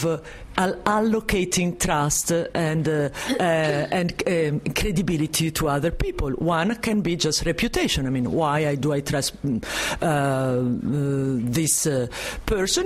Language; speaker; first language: English; non-native, fluent; Italian